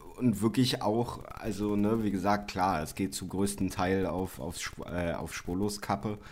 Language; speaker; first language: German; native; German